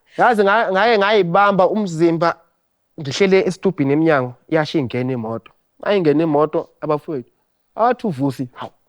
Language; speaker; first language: Zulu; native; Zulu